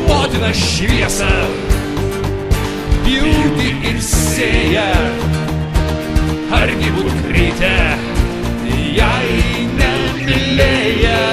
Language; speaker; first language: Lithuanian; native; Lithuanian